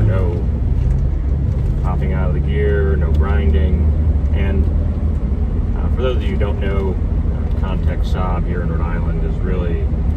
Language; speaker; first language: English; native; English